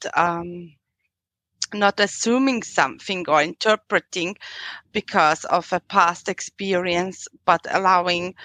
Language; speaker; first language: English; non-native, fluent; German